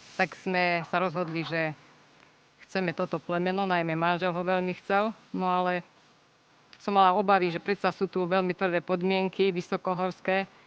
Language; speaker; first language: Slovak; native; Slovak